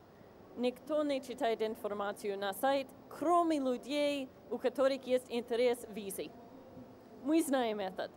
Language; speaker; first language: Russian; non-native, fluent; English